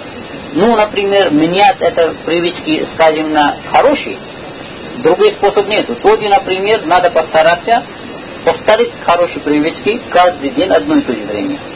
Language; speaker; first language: Russian; non-native, learner; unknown